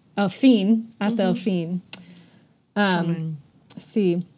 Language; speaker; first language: Spanish; non-native, fluent; English